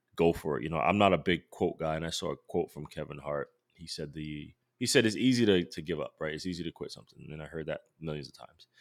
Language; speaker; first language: English; native; English